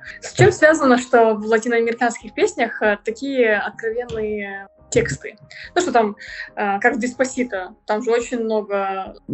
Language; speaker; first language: Russian; native; Russian